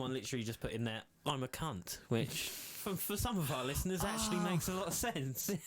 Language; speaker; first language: English; native; English